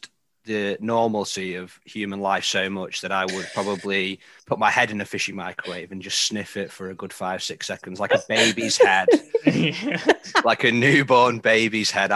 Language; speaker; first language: English; native; English